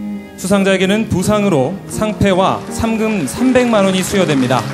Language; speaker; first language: Korean; native; Korean